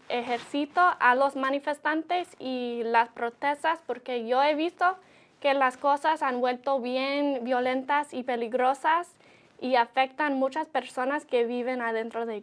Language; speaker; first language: Spanish; non-native, learner; English